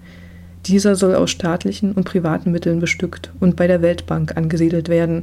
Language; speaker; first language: German; native; German